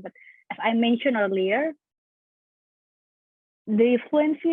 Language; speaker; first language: English; non-native, learner; Indonesian